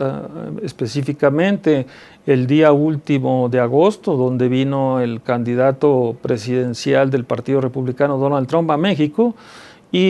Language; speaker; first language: Spanish; native; Spanish